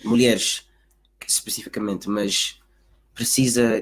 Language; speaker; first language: Portuguese; early bilingual, heritage; Portuguese